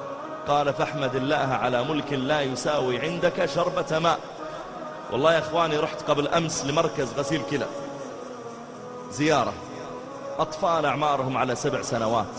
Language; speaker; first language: Arabic; native; Arabic